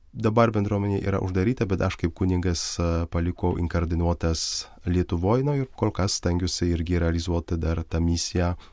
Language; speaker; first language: Lithuanian; non-native, local second language; Polish